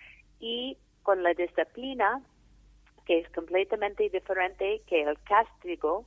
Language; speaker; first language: Spanish; non-native, fluent; English